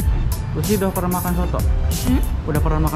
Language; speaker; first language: Indonesian; native; Indonesian